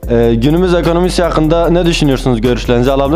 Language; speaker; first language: Turkish; native; Turkish